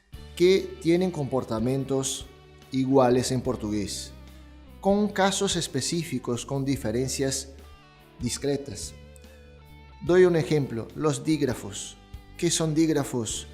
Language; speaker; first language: Spanish; non-native, fluent; Portuguese